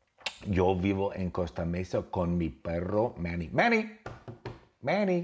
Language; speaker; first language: Spanish; non-native, fluent; English